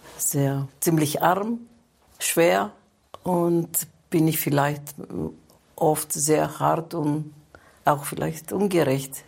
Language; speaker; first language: German; non-native, fluent; Greek